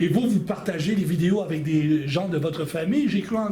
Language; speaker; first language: French; native; French